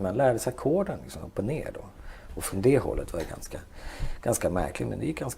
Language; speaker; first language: Swedish; native; Swedish